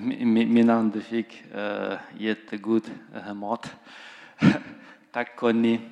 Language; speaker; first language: Swedish; non-native, fluent; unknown